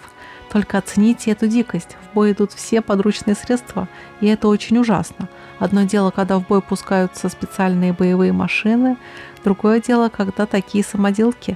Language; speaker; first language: Russian; native; Russian